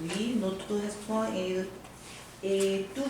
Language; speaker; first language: French; non-native, learner; Korean